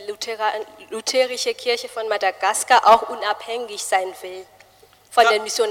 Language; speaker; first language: German; non-native, fluent; Malagasy